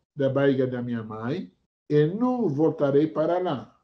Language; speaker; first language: Portuguese; non-native, fluent; Hebrew